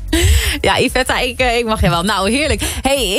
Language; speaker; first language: Dutch; native; Dutch